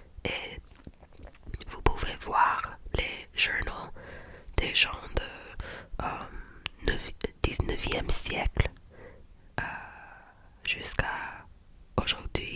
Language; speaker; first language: French; non-native, learner; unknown